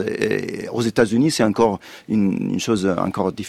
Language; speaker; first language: French; non-native, fluent; Italian